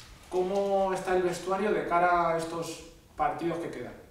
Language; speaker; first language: Spanish; native; Spanish